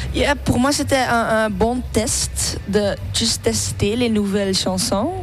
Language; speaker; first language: French; non-native, learner; Dutch